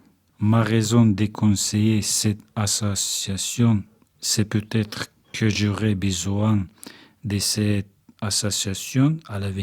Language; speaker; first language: French; non-native, learner; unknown